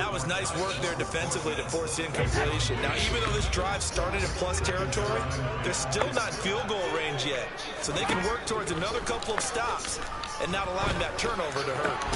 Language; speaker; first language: English; native; English